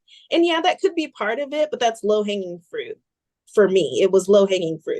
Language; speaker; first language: English; native; English